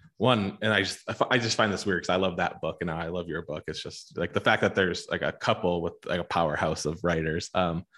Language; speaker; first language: English; native; English